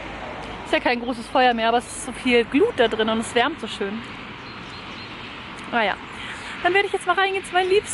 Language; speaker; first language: German; native; German